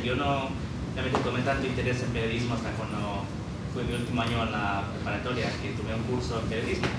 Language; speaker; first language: Spanish; early bilingual, heritage; Spanish